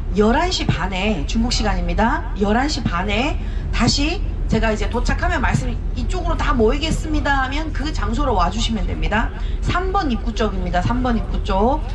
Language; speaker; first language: Korean; early bilingual, heritage; Korean